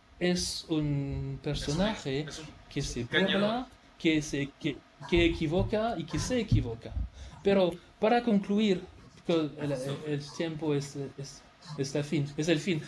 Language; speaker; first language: Spanish; non-native, fluent; French